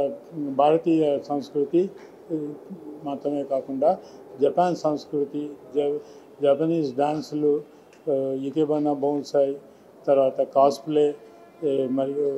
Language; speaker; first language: Telugu; native; Telugu